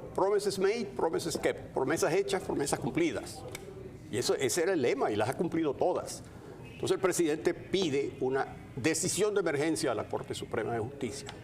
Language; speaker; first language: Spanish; native; Spanish